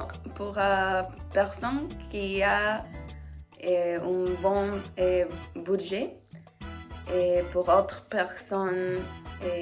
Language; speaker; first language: French; non-native, learner; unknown